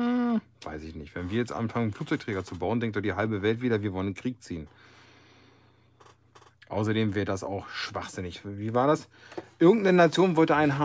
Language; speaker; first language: German; native; German